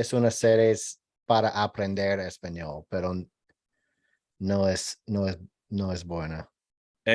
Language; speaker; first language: Spanish; non-native, learner; English